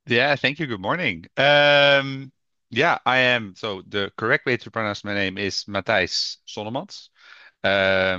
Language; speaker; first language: English; non-native, fluent; Dutch